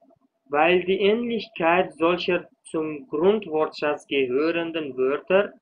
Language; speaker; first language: German; non-native, fluent; Uzbek